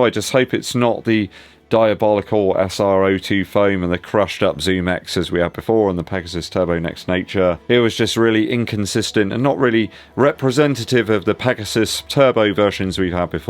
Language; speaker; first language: English; native; English